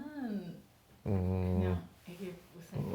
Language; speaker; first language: Korean; non-native, learner; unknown